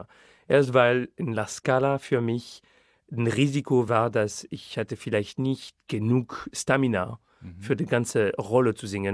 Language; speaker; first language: German; non-native, fluent; French